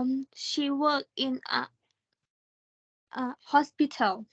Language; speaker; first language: English; non-native, learner; Thai